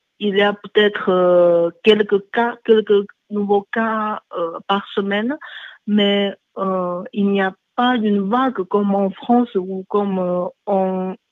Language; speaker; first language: French; non-native, learner; Chinese